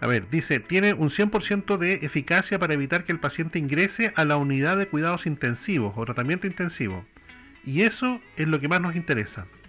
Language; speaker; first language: Spanish; native; Spanish